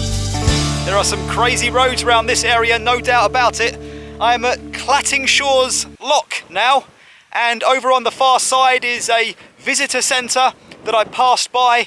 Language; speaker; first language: English; native; English